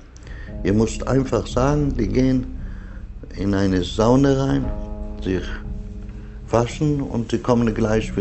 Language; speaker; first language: German; non-native, learner; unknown